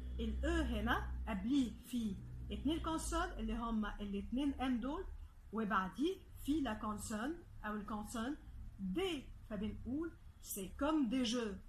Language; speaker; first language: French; non-native, fluent; Arabic